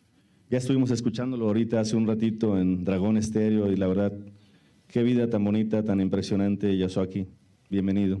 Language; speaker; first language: Spanish; native; Spanish